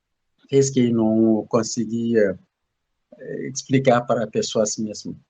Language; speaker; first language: Portuguese; non-native, learner; Bambara